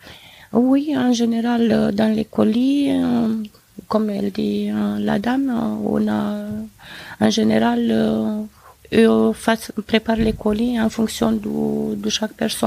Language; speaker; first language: French; non-native, fluent; Romanian